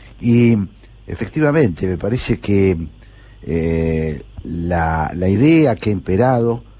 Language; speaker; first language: Spanish; native; Spanish